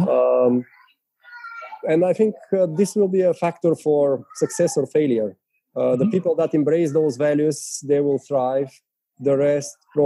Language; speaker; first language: English; non-native, fluent; Bulgarian